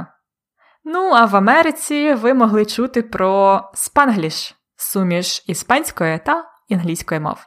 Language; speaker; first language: Ukrainian; native; Ukrainian